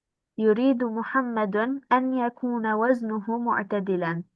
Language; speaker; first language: Arabic; non-native, learner; Albanian